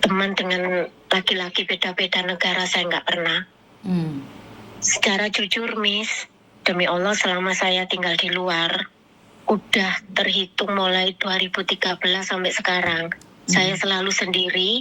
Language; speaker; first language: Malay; non-native, local second language; Javanese